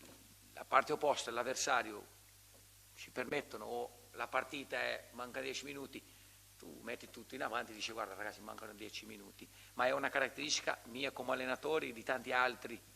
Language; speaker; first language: Italian; non-native, fluent; Portuguese